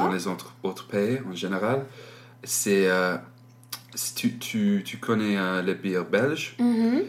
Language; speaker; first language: French; non-native, learner; English